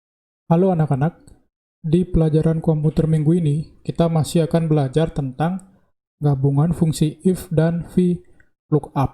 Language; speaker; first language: Indonesian; native; Indonesian